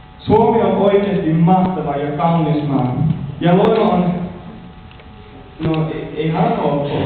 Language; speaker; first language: Finnish; non-native, learner; English